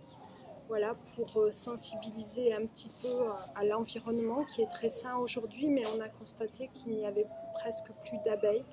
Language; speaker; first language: French; native; French